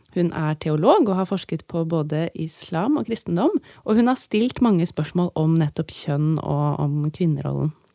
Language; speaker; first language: Norwegian; native; Norwegian